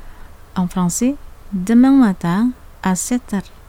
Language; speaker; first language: French; non-native, fluent; Indonesian